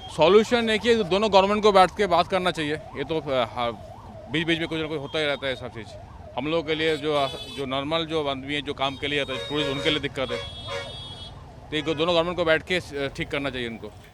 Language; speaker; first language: Hindi; non-native, local second language; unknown